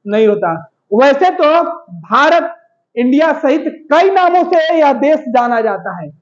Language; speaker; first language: Hindi; native; Hindi